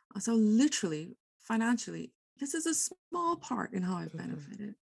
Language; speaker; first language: English; non-native, local second language; Afrikaans